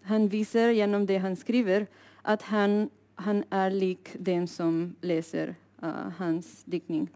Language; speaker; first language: Norwegian; non-native, fluent; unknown